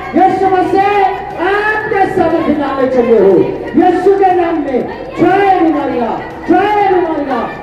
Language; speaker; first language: Hindi; non-native, local second language; Punjabi